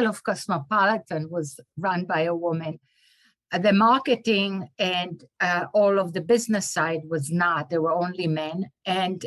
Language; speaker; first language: English; non-native, fluent; Hebrew